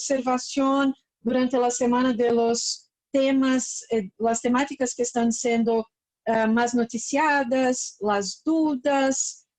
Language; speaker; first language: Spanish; non-native, learner; Portuguese